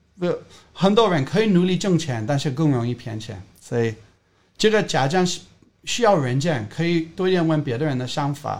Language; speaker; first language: Chinese; non-native, fluent; English